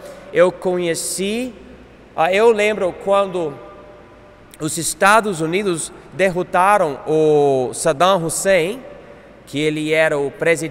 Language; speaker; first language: Portuguese; non-native, fluent; English